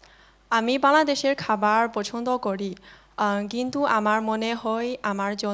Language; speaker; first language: Bangla; non-native, learner; Chinese